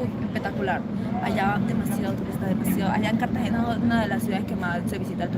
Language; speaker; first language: Spanish; native; Spanish